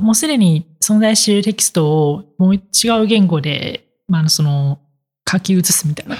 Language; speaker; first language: Japanese; non-native, fluent; Chinese